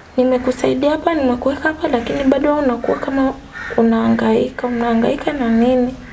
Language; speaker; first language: Swahili; native; Swahili